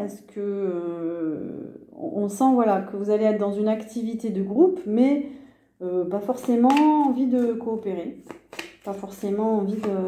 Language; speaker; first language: French; native; French